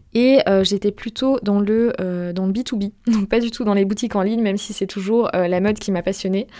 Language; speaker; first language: French; native; French